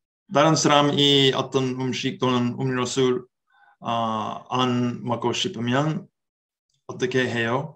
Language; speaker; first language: Korean; non-native, learner; English